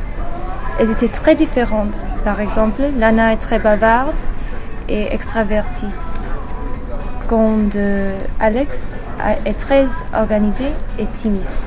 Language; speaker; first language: French; non-native, learner; English